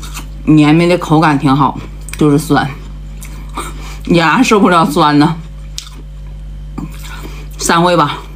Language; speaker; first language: Chinese; native; Chinese